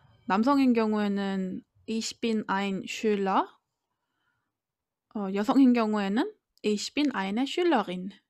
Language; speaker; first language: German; non-native, fluent; Korean